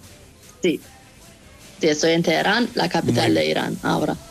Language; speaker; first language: Spanish; non-native, fluent; Persian